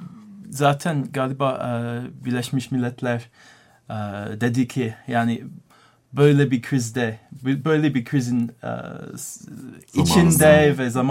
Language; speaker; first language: Turkish; non-native, learner; English